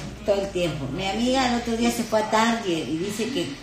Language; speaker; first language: Spanish; native; Spanish